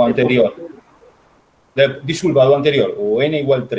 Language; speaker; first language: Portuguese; non-native, fluent; Spanish